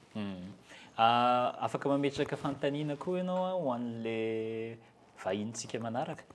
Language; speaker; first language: Malagasy; native; Malagasy